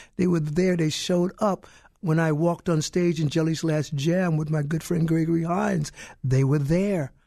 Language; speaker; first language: English; native; English